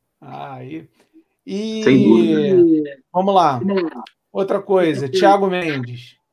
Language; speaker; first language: Portuguese; native; Portuguese